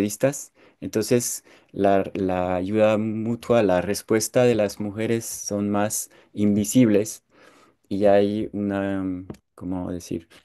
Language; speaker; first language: Spanish; non-native, fluent; French